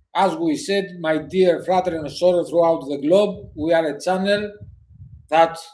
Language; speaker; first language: English; non-native, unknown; Greek